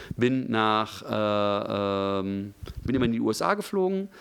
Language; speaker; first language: German; native; German